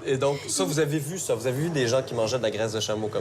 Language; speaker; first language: French; native; French